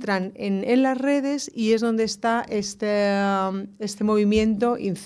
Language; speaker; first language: Spanish; native; Spanish